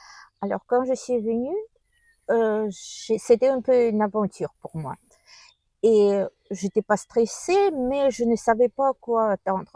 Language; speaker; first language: French; non-native, learner; Russian